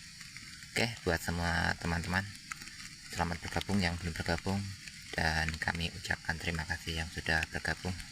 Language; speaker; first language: Indonesian; native; Indonesian